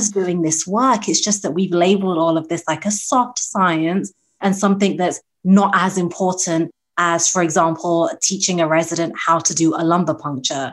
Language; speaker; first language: English; native; English